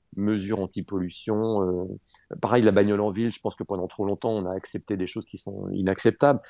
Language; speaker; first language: French; native; French